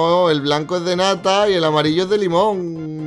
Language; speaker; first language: Spanish; native; Spanish